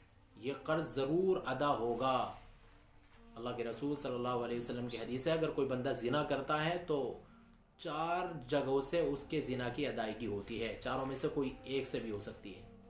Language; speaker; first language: Urdu; native; Urdu